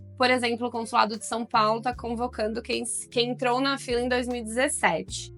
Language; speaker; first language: Portuguese; native; Portuguese